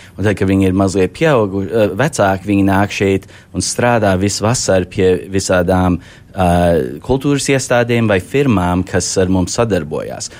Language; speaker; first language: Latvian; early bilingual, heritage; Latvian